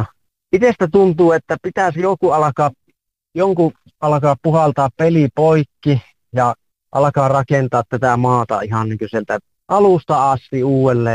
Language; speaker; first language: Finnish; native; Finnish